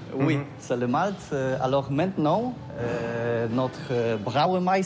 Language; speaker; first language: French; non-native, learner; Polish